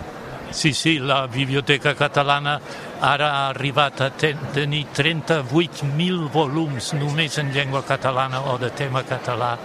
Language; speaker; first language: Catalan; non-native, fluent; German